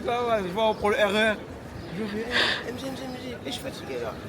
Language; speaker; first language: French; native; French